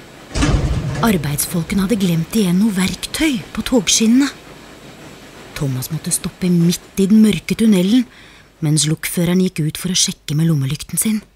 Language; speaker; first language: Norwegian; native; Norwegian